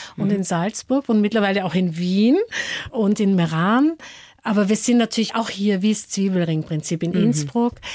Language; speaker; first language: German; native; German